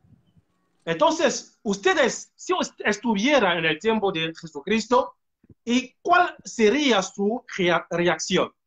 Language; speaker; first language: Spanish; non-native, fluent; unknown